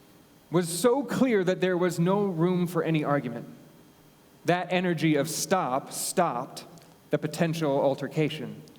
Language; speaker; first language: English; native; English